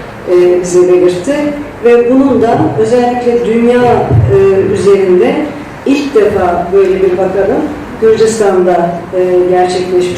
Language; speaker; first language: Turkish; native; Turkish